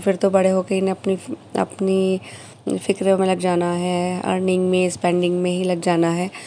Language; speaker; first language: Hindi; native; Hindi